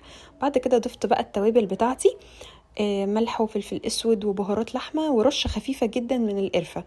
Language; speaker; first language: Arabic; native; Arabic